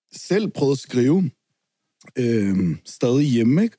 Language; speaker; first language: Danish; early bilingual, other home language; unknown